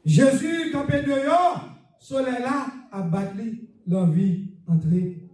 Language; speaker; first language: French; non-native, learner; English